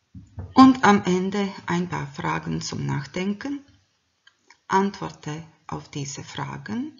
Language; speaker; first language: German; non-native, fluent; Croatian